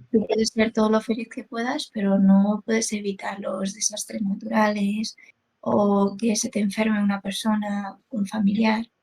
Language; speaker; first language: Spanish; early bilingual, other home language; Chinese